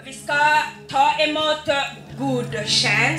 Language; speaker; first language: Swedish; non-native, fluent; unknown